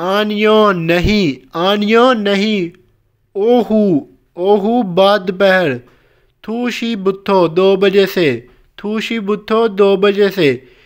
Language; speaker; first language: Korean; non-native, learner; Hindi